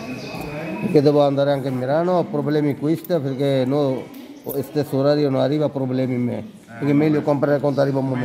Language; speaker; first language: Italian; non-native, learner; Bangla